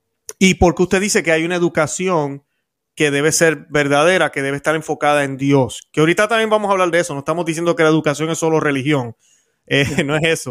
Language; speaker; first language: Spanish; native; Spanish